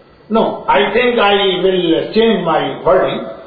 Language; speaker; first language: English; non-native, fluent; Urdu